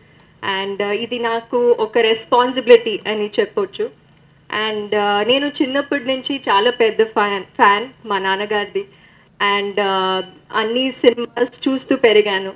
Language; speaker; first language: Telugu; non-native, learner; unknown